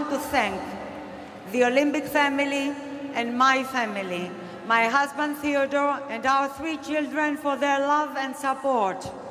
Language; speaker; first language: English; non-native, fluent; Greek